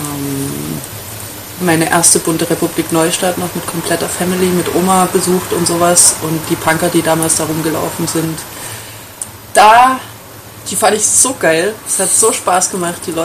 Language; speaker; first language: German; native; German